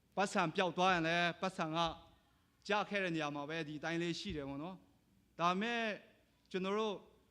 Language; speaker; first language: Burmese; non-native, local second language; Hakha Chin